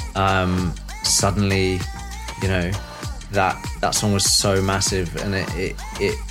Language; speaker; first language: English; native; English